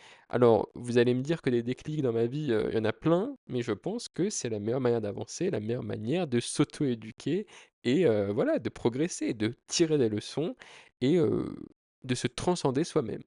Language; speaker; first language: French; native; French